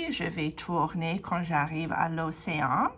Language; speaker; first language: French; non-native, fluent; English